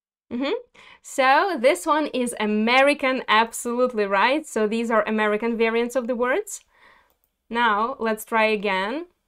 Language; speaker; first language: English; non-native, fluent; Ukrainian